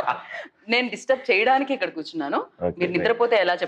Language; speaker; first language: Telugu; native; Telugu